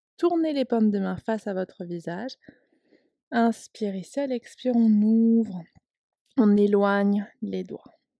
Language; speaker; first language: French; native; French